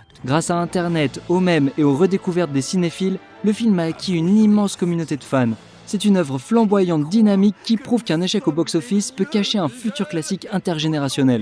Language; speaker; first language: French; native; French